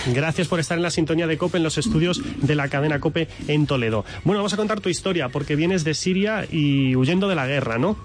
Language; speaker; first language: Spanish; native; Spanish